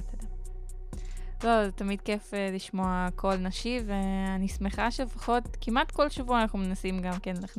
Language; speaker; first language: Hebrew; non-native, local second language; Arabic